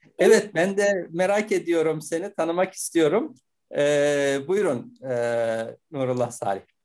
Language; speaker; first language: Turkish; native; Turkish